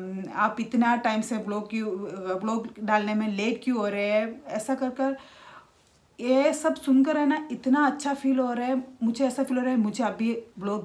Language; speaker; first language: Hindi; non-native, local second language; Malayalam